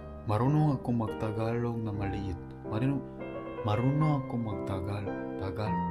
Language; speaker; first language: Filipino; non-native, local second language; Cebuano